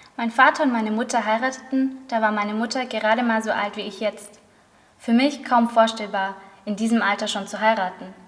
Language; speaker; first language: German; native; German